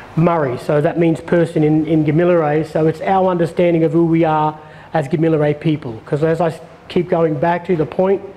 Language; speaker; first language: English; native; English